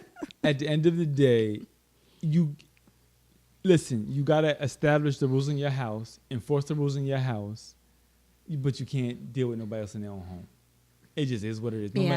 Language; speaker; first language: English; native; English